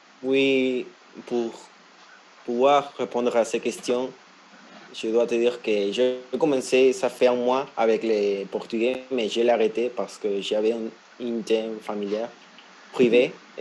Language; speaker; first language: French; non-native, fluent; Spanish